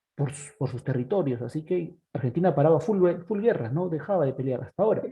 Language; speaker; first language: Spanish; native; Spanish